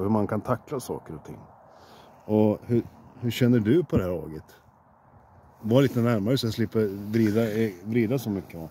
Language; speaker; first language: Swedish; native; Swedish